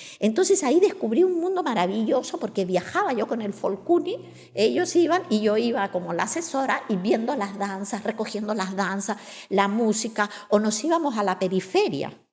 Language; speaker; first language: Spanish; native; Spanish